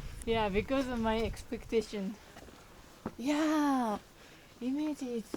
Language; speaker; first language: English; non-native, learner; Japanese